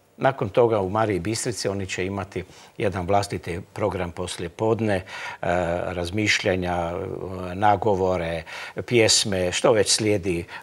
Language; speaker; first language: Croatian; native; Croatian